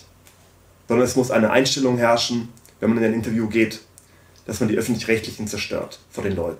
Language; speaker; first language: German; native; German